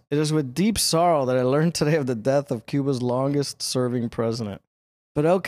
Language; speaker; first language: English; native; English